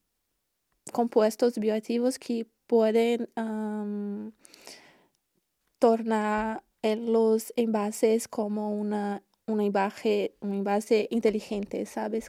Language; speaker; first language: Spanish; non-native, learner; Portuguese